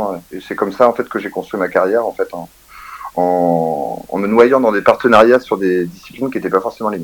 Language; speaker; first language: French; native; French